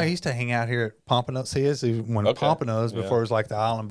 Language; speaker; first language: English; native; English